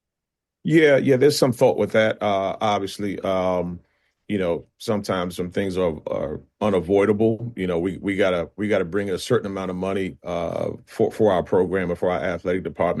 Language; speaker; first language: English; native; English